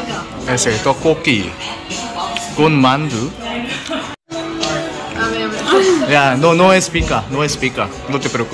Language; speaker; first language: Spanish; non-native, learner; Korean